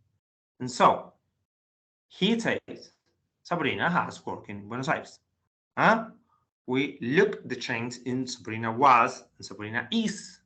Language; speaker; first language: English; non-native, learner; Spanish